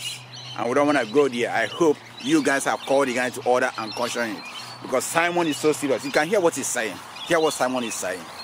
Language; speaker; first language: English; non-native, local second language; Igbo